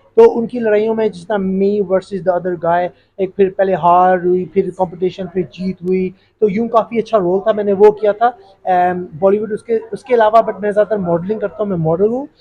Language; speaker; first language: Hindi; early bilingual, heritage; Urdu